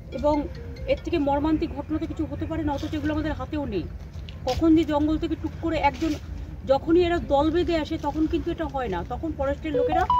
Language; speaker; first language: Bangla; native; Bangla